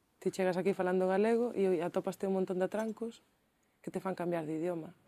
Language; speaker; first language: Galician; early bilingual, other home language; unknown